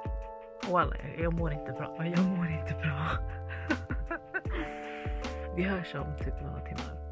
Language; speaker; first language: Swedish; early bilingual, other home language; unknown